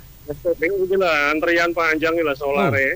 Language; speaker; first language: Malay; non-native, local second language; Javanese